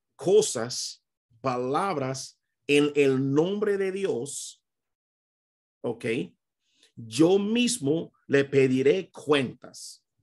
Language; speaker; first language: Spanish; non-native, fluent; English